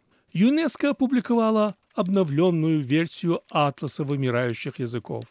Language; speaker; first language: Russian; non-native, local second language; Chechen